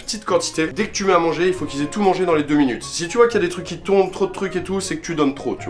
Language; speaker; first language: French; native; French